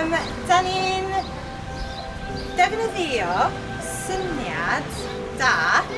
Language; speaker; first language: Welsh; non-native, learner; English